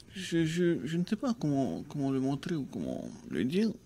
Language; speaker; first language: French; native; French